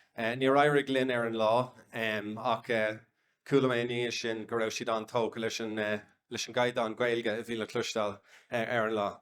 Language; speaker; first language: Irish; non-native, local second language; English